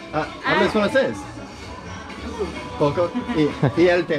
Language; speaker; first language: Spanish; non-native, learner; English